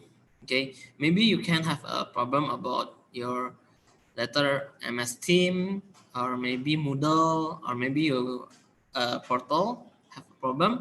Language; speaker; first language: English; non-native, learner; Indonesian